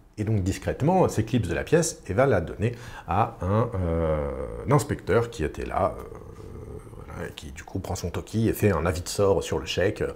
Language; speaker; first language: French; native; French